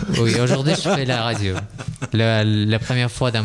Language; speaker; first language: French; non-native, learner; Russian